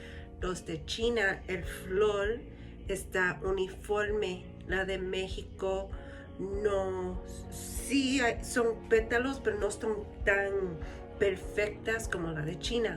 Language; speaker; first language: Spanish; early bilingual, heritage; Spanish